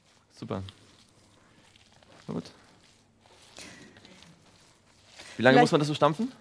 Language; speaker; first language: German; native; German